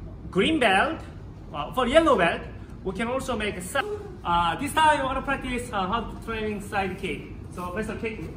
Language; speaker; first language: English; non-native, learner; Korean